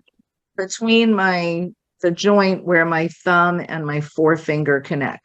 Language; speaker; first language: English; native; English